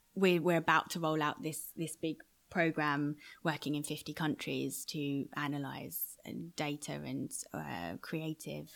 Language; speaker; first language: English; native; English